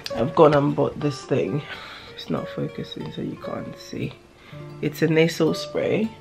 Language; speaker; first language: English; non-native, local second language; Yoruba